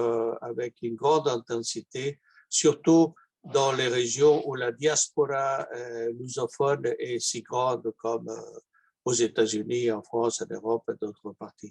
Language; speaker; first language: French; non-native, fluent; Portuguese